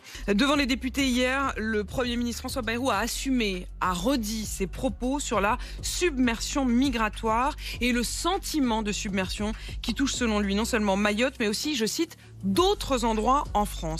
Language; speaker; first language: French; native; French